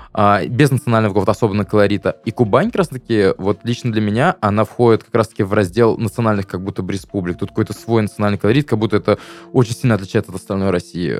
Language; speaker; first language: Russian; native; Russian